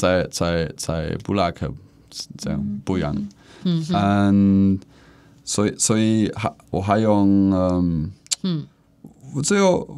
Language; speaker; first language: Chinese; non-native, learner; Czech